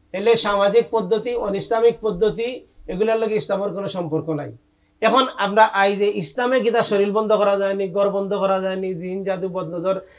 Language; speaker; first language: Bangla; native; Bangla